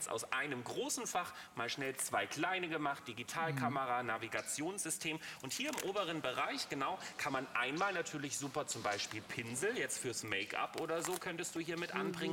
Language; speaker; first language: German; native; German